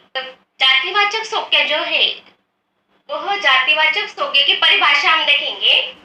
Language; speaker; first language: Hindi; non-native, local second language; Marathi